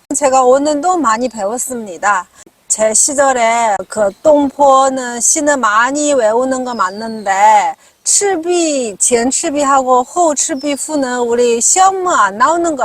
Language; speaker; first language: Korean; non-native, fluent; Chinese